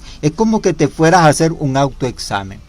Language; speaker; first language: Spanish; native; Spanish